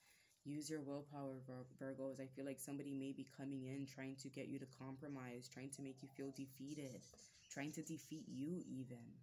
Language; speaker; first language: English; native; English